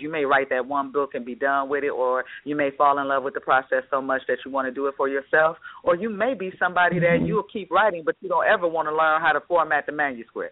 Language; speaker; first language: English; native; English